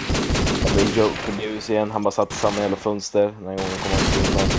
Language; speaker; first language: Swedish; native; Swedish